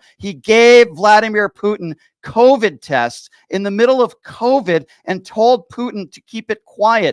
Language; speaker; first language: English; native; English